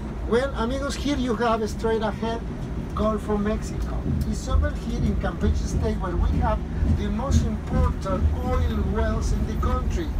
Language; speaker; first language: English; non-native, fluent; Spanish